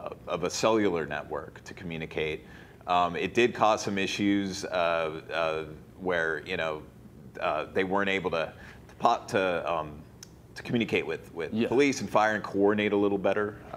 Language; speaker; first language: English; native; English